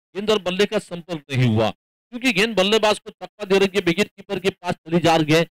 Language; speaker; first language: Hindi; non-native, local second language; Marathi